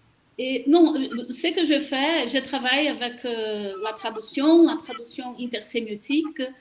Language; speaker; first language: French; non-native, fluent; Portuguese